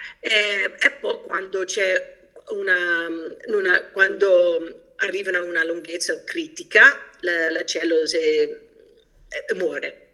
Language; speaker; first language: Italian; early bilingual, heritage; Italian